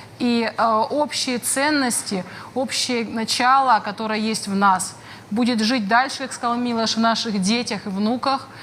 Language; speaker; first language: Russian; native; Russian